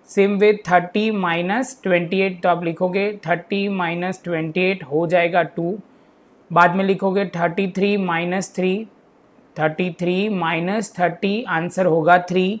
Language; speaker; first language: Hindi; non-native, local second language; Gujarati